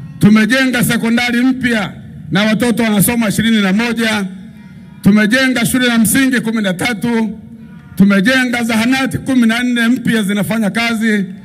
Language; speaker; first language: Swahili; non-native, local second language; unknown